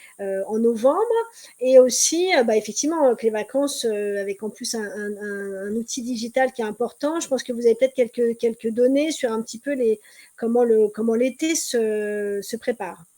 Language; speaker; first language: French; native; French